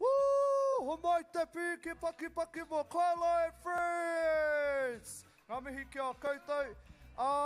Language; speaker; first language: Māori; non-native, local second language; English